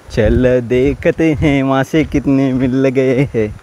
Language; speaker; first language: Hindi; non-native, local second language; Marathi